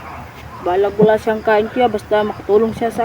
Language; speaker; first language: Filipino; non-native, local second language; Cebuano